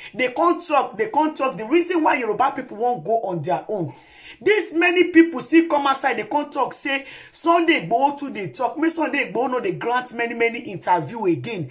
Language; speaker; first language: Nigerian Pidgin; non-native, local second language; Yoruba